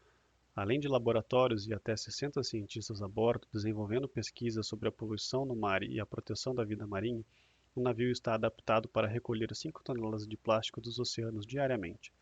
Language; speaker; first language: Portuguese; native; Portuguese